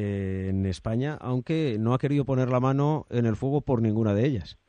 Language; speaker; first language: Spanish; native; Spanish